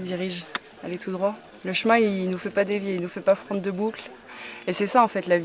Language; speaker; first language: French; native; French